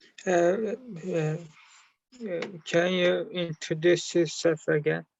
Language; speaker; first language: English; non-native, learner; Turkish